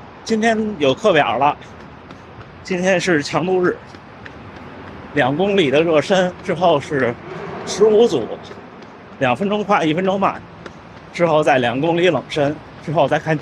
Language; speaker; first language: Chinese; native; Chinese